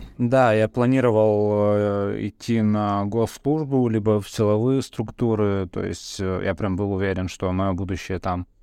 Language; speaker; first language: Russian; early bilingual, other home language; Bulgarian